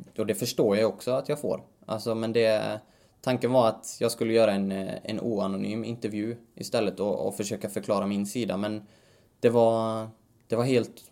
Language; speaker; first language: Swedish; native; Swedish